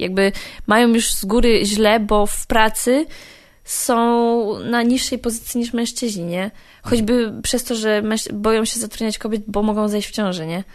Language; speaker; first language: Polish; native; Polish